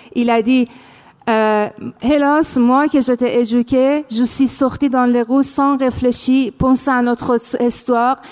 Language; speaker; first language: French; non-native, fluent; Persian